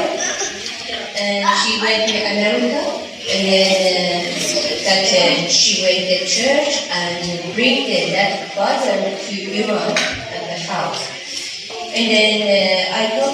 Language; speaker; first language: English; non-native, learner; Persian